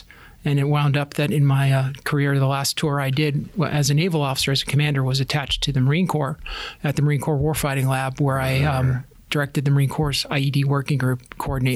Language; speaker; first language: English; native; English